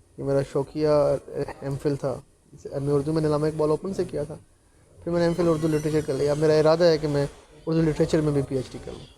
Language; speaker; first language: Urdu; non-native, local second language; Punjabi